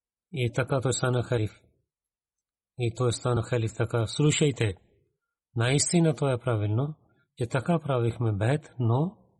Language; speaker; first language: Bulgarian; non-native, learner; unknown